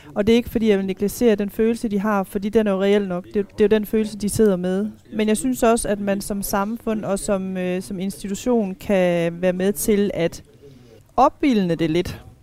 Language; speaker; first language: Danish; native; Danish